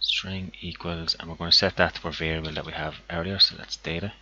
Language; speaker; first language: English; native; English